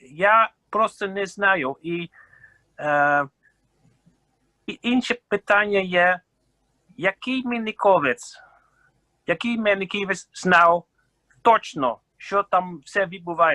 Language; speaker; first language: Ukrainian; non-native, fluent; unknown